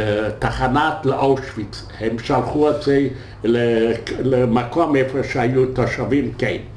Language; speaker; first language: Hebrew; non-native, fluent; Yiddish